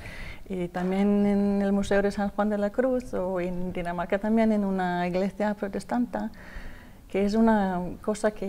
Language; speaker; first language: Spanish; non-native, learner; Danish